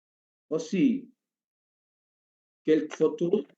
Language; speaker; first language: French; non-native, learner; Portuguese